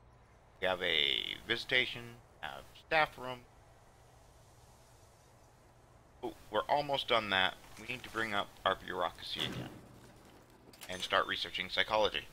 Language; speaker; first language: English; native; English